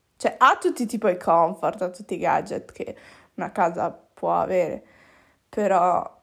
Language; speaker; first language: Italian; native; Italian